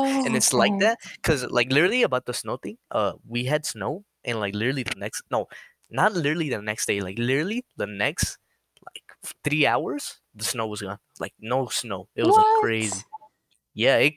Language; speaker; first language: English; native; English